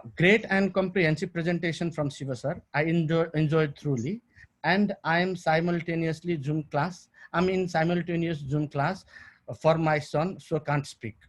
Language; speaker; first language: English; non-native, local second language; Nepali